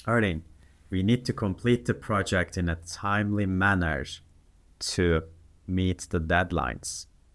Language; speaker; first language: English; non-native, fluent; Turkish